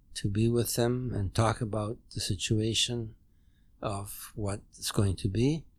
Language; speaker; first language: English; non-native, fluent; German